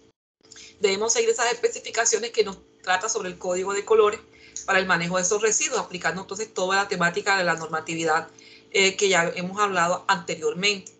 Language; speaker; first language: Spanish; native; Spanish